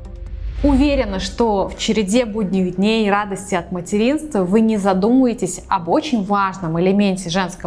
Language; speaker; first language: Russian; native; Russian